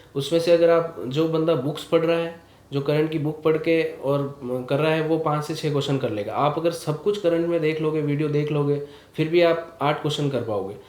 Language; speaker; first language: Hindi; native; Hindi